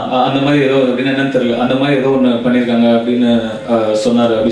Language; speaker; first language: Tamil; native; Tamil